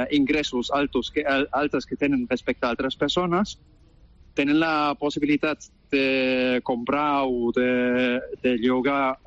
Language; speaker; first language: Catalan; non-native, fluent; German